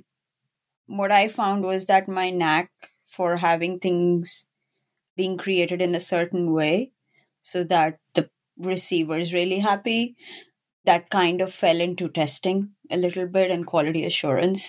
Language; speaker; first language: English; non-native, local second language; Urdu